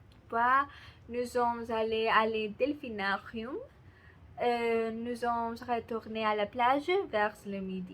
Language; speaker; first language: French; non-native, learner; Spanish